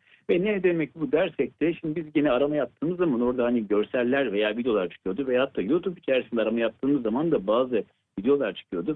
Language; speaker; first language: Turkish; native; Turkish